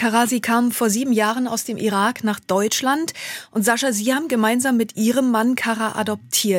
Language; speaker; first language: German; native; German